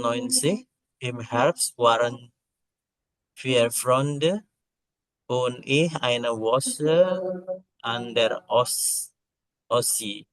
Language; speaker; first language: German; non-native, learner; Indonesian